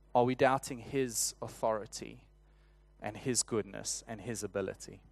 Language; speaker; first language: English; native; English